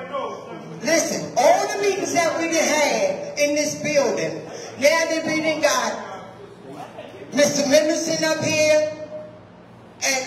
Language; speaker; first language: English; native; English